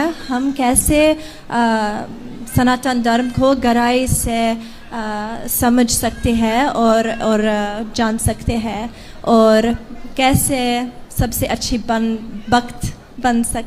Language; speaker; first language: Hindi; non-native, learner; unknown